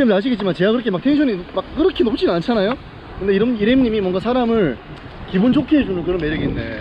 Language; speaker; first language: Korean; native; Korean